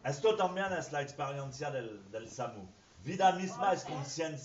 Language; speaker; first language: Spanish; non-native, fluent; French